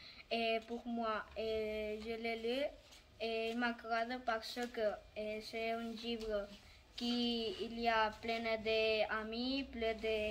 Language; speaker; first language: French; non-native, learner; Catalan